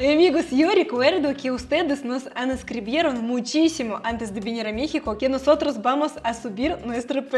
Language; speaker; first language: Spanish; non-native, fluent; Russian